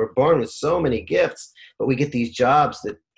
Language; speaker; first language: English; native; English